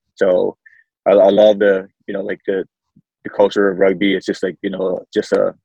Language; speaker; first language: English; early bilingual, other home language; Samoan